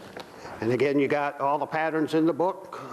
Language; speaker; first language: English; native; English